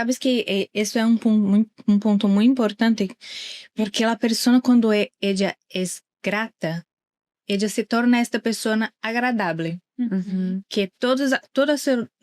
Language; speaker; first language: Spanish; non-native, learner; Portuguese